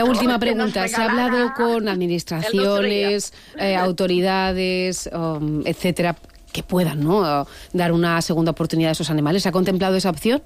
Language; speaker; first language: Spanish; non-native, local second language; Catalan